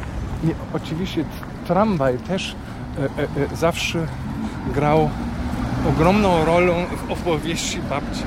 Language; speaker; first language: Polish; non-native, fluent; German